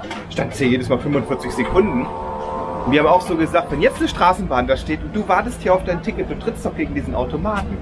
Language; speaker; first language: German; native; German